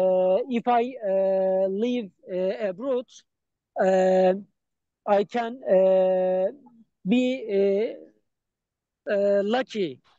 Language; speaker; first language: English; non-native, learner; Turkish